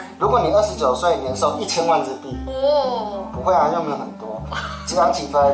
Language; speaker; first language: Chinese; native; Chinese